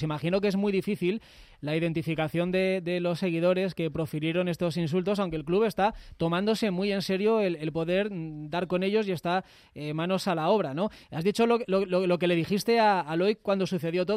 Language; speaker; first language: Spanish; native; Spanish